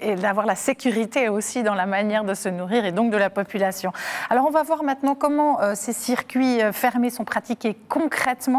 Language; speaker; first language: French; native; French